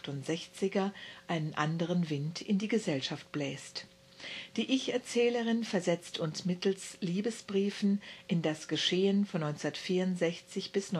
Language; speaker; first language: German; native; German